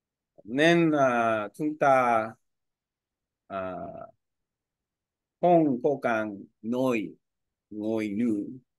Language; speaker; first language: Vietnamese; non-native, learner; Korean